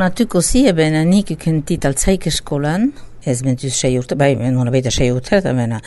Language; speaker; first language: Basque; native; Basque